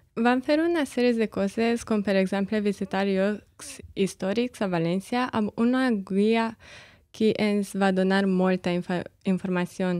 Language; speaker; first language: Catalan; non-native, learner; Romanian